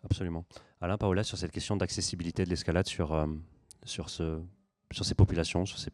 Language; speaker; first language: French; native; French